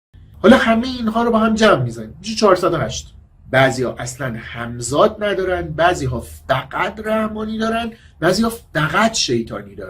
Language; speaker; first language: Persian; native; Persian